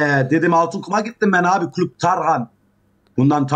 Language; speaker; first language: Turkish; early bilingual, heritage; Turkish